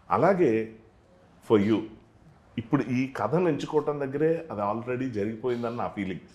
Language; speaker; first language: Telugu; native; Telugu